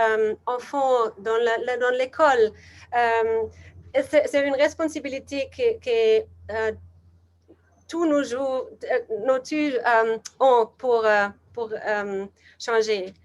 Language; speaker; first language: French; non-native, learner; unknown